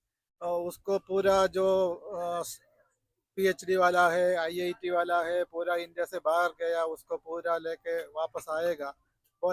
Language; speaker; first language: Hindi; non-native, local second language; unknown